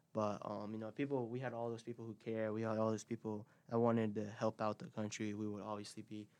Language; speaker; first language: English; early bilingual, other home language; Spanish